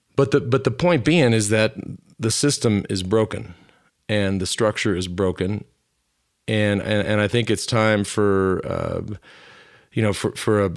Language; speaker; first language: English; native; English